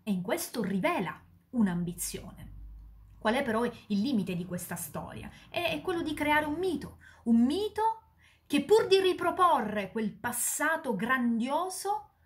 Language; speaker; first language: Italian; native; Italian